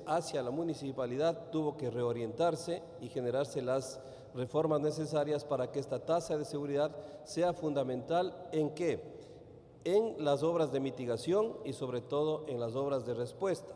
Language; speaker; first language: Spanish; native; Spanish